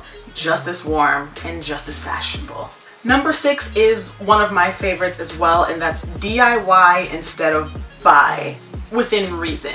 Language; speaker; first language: English; native; English